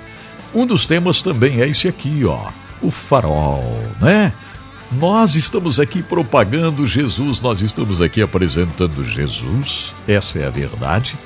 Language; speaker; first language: Portuguese; native; Portuguese